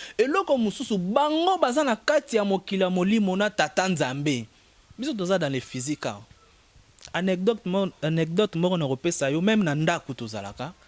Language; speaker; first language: Lingala; non-native, local second language; Kongo